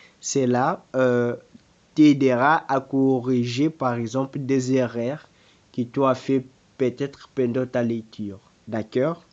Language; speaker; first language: French; non-native, fluent; Portuguese